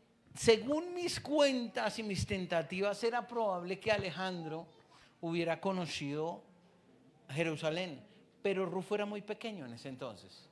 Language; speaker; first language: Spanish; native; Spanish